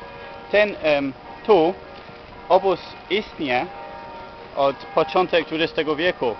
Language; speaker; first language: Polish; non-native, learner; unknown